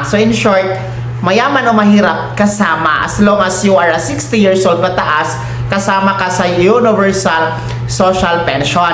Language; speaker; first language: Filipino; native; Filipino